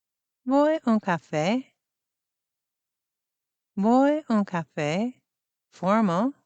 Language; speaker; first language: Italian; non-native, fluent; English